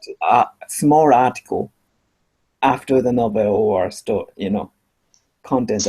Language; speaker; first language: English; non-native, learner; Japanese